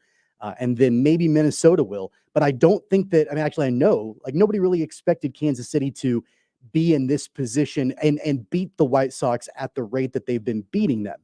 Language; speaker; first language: English; native; English